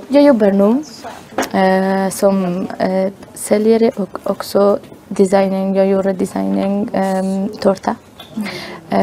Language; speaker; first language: Swedish; non-native, learner; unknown